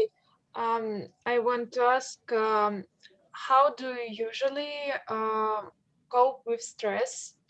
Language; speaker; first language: English; non-native, learner; Russian